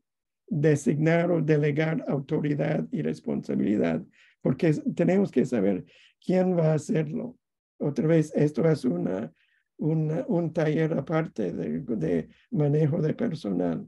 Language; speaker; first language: Spanish; non-native, fluent; English